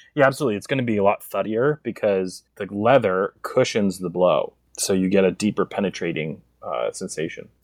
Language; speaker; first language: English; native; English